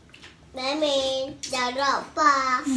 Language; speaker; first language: Swedish; early bilingual, other home language; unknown